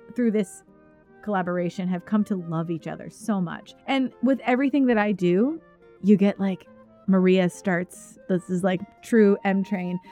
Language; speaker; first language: English; native; English